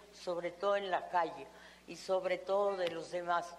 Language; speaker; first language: Spanish; early bilingual, other home language; French